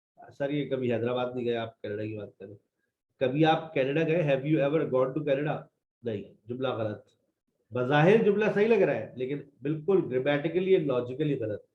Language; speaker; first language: Urdu; native; Urdu